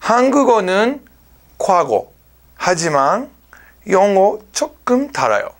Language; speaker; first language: Korean; non-native, learner; English